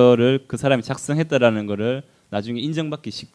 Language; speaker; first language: Korean; native; Korean